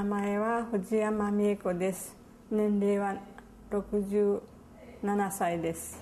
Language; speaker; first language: Japanese; native; Japanese